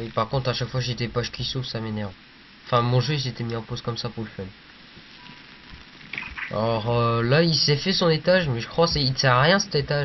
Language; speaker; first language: French; native; French